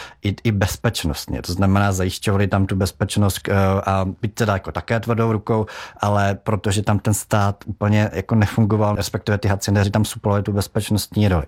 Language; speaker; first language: Czech; native; Czech